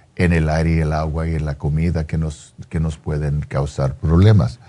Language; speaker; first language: Spanish; early bilingual, heritage; Spanish